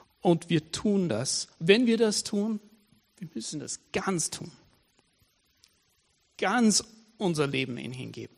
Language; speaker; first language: German; non-native, fluent; English